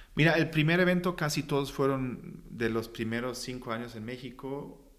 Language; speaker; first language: Spanish; non-native, fluent; German